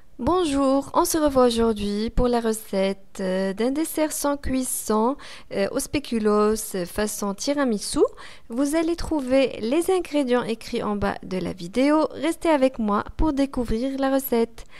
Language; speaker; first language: French; non-native, local second language; Arabic